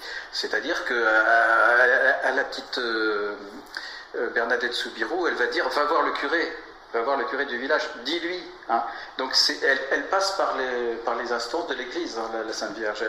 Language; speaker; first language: French; native; French